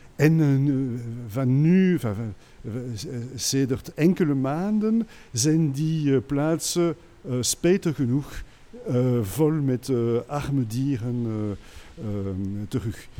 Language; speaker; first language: Dutch; non-native, local second language; French